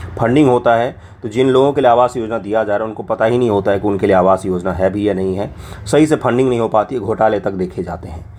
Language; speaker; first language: Hindi; non-native, local second language; Maithili